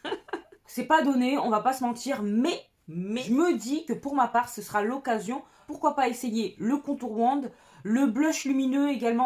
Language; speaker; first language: French; native; French